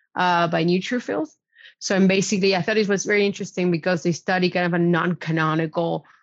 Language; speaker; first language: English; non-native, fluent; Spanish